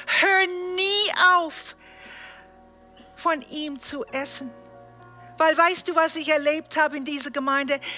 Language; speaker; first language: German; non-native, fluent; English